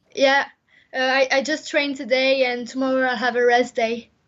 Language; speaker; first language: English; non-native, fluent; French